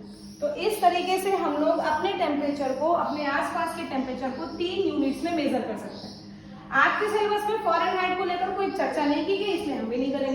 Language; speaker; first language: Hindi; native; Hindi